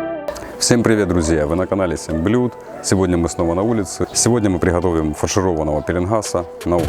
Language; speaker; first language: Russian; native; Russian